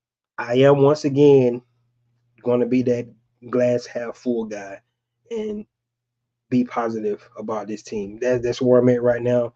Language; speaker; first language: English; native; English